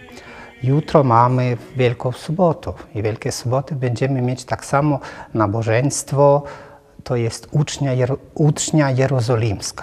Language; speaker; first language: Polish; non-native, fluent; Ukrainian